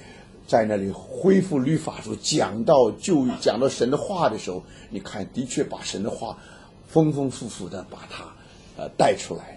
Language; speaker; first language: Chinese; native; Chinese